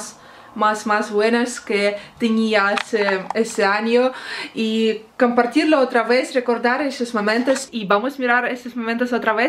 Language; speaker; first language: Spanish; non-native, learner; Russian